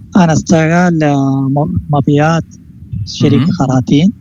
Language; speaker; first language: Arabic; non-native, learner; Malayalam